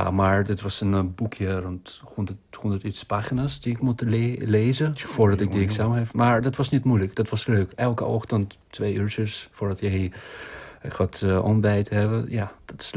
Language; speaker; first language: Dutch; non-native, fluent; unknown